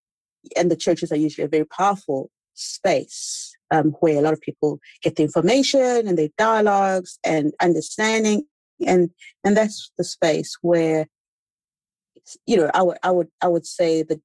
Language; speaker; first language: English; non-native, local second language; Xhosa